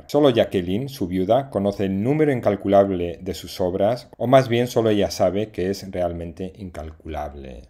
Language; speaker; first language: Spanish; native; Spanish